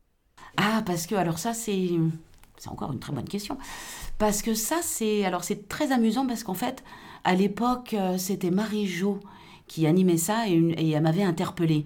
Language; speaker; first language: French; native; French